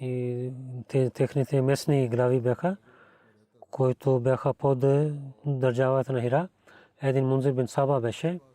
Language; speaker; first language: Bulgarian; non-native, learner; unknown